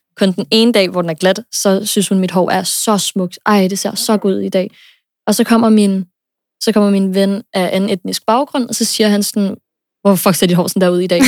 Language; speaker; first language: Danish; early bilingual, other home language; English